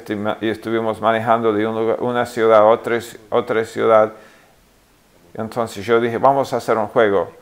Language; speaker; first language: Spanish; non-native, fluent; English